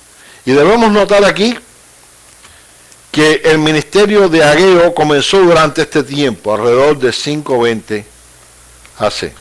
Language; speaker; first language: Spanish; native; Spanish